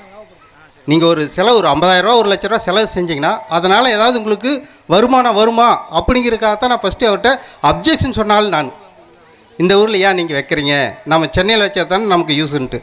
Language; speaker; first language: Tamil; native; Tamil